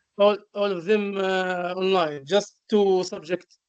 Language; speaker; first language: English; non-native, learner; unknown